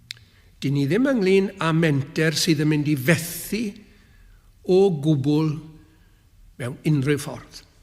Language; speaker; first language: Welsh; native; Welsh